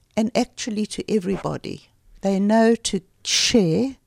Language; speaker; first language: English; native; English